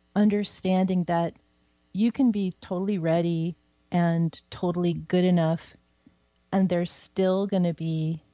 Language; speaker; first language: English; native; English